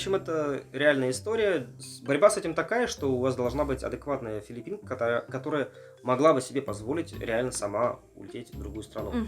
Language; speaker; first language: Russian; native; Russian